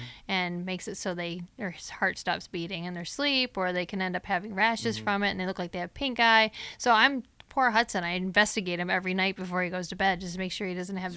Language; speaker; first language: English; native; English